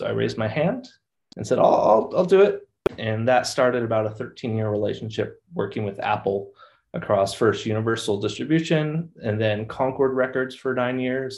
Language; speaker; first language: English; native; English